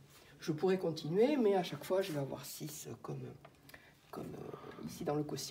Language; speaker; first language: French; native; French